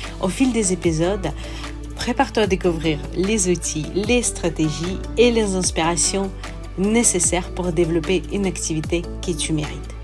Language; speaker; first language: French; non-native, fluent; Russian